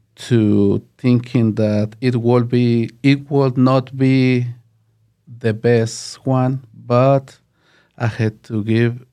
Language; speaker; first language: English; non-native, learner; Spanish